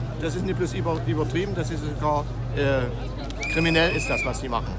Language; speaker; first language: German; native; German